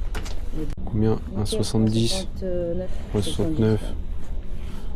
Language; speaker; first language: French; native; French